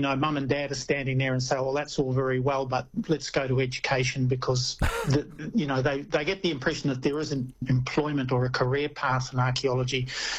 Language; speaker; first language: English; native; English